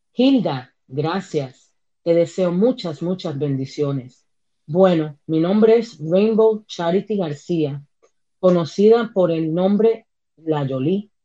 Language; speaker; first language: Spanish; early bilingual, heritage; Spanish